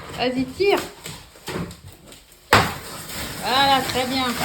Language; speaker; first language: French; native; French